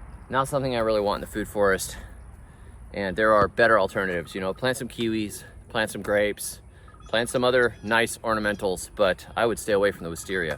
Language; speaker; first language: English; native; English